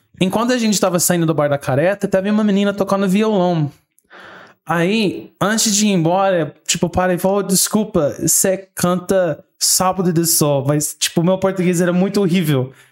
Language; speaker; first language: Portuguese; non-native, fluent; English